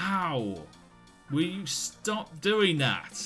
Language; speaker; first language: English; native; English